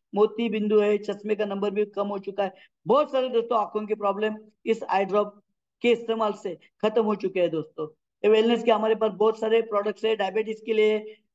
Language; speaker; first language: Hindi; non-native, local second language; Marathi